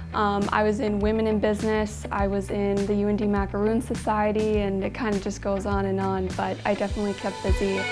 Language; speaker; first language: English; native; English